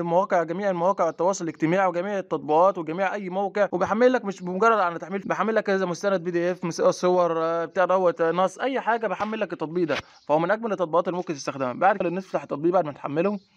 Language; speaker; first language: Arabic; native; Arabic